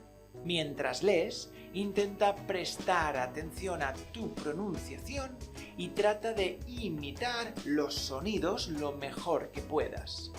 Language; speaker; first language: Spanish; native; Spanish